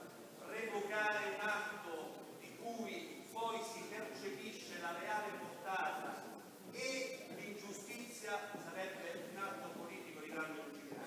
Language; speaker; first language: Italian; native; Italian